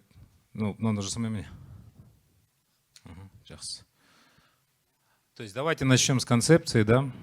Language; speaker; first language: Russian; native; Russian